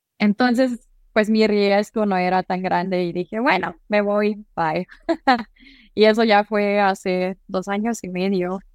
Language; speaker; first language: Spanish; non-native, fluent; German